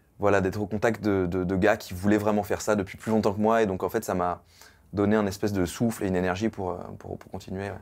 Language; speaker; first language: French; native; French